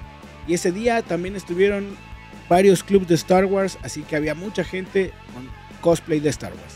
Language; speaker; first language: Spanish; native; Spanish